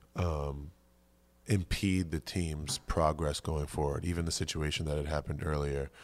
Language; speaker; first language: English; native; English